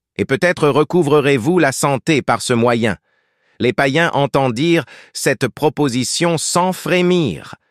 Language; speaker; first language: French; native; French